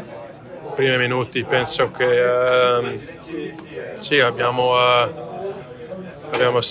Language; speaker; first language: Italian; non-native, fluent; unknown